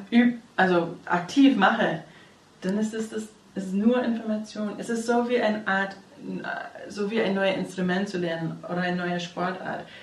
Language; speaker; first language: German; non-native, fluent; English